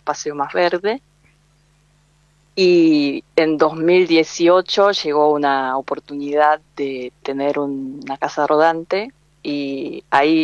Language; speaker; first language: Spanish; non-native, fluent; Korean